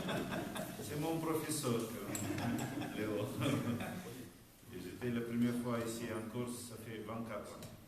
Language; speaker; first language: French; non-native, fluent; Romanian